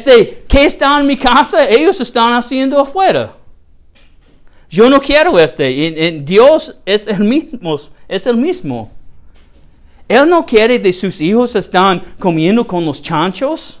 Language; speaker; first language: Spanish; non-native, learner; English